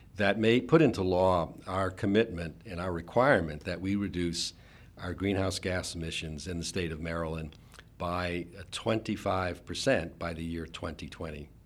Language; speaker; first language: English; native; English